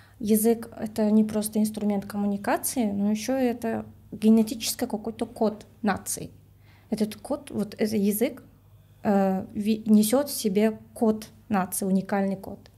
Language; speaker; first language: Russian; non-native, local second language; Kyrgyz